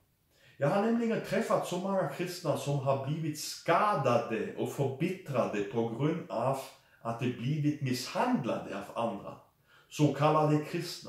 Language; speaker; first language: Swedish; non-native, fluent; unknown